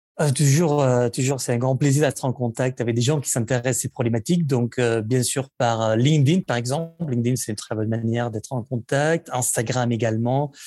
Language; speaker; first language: French; non-native, fluent; Catalan